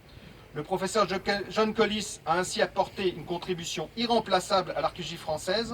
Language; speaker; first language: French; native; French